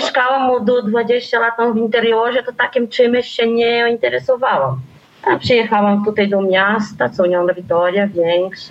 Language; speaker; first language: Polish; early bilingual, heritage; Polish